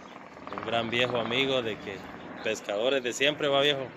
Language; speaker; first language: Spanish; native; Spanish